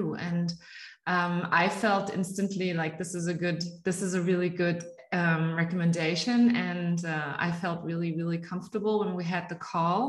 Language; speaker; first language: English; non-native, fluent; German